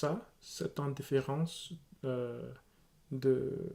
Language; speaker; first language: French; non-native, learner; English